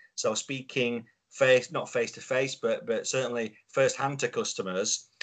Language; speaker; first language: English; native; English